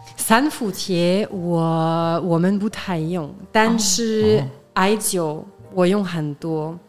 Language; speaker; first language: Chinese; non-native, fluent; French